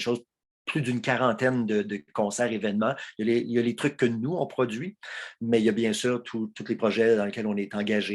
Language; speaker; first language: French; native; French